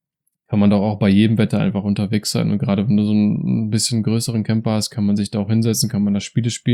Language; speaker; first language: German; native; German